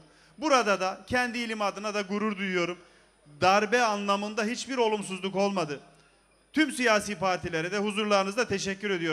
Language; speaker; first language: Turkish; native; Turkish